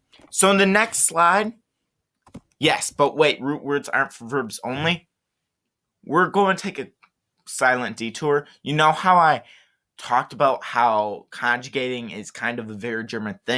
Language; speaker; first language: English; native; English